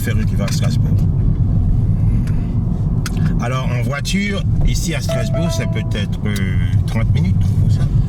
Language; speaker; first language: French; non-native, local second language; Haitian Creole